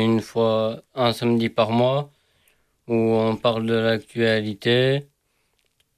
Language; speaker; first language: French; native; French